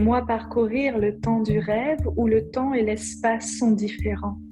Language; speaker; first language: French; native; French